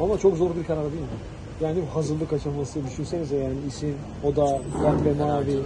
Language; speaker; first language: Turkish; native; Turkish